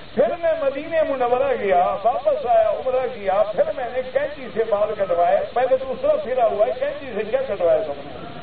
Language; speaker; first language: Urdu; early bilingual, heritage; Urdu